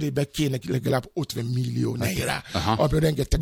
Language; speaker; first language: Hungarian; non-native, fluent; Yoruba